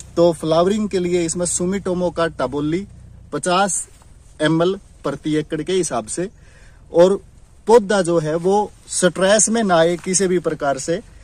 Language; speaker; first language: Hindi; native; Hindi